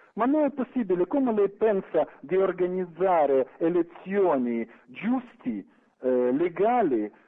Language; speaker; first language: Italian; non-native, fluent; Ukrainian